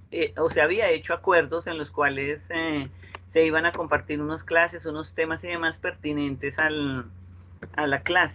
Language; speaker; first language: Spanish; native; Spanish